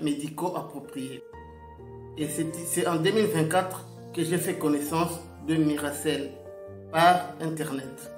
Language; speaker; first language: French; non-native, local second language; Lingala